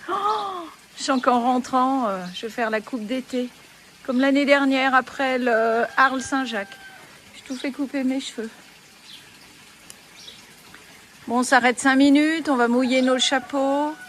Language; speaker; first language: French; native; French